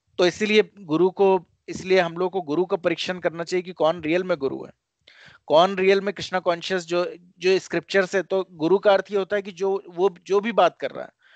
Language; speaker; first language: Hindi; native; Hindi